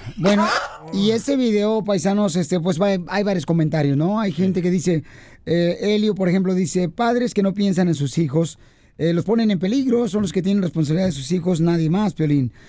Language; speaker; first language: Spanish; native; Spanish